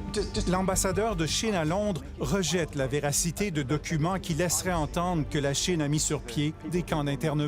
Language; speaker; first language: French; native; French